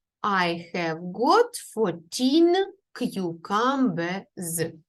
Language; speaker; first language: English; non-native, fluent; Ukrainian